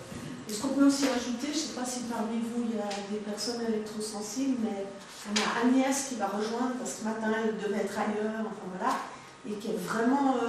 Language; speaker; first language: French; native; French